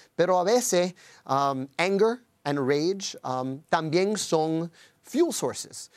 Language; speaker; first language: Spanish; early bilingual, heritage; Spanish